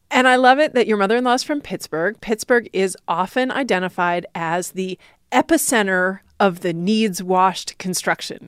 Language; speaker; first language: English; native; English